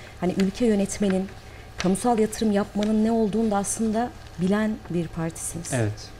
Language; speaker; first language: Turkish; native; Turkish